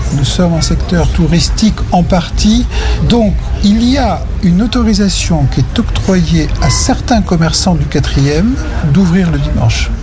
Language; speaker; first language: French; native; French